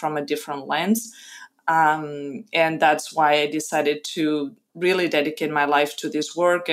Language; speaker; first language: English; non-native, fluent; Spanish